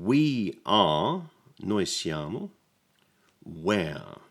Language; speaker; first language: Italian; non-native, learner; English